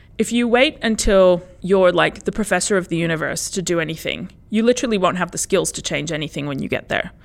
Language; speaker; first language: English; early bilingual, other home language; Spanish